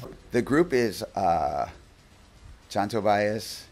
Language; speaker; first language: English; early bilingual, other home language; Spanish